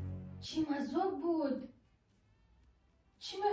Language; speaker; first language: Persian; non-native, learner; German